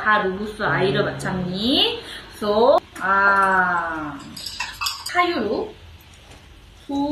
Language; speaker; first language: Korean; non-native, learner; Malay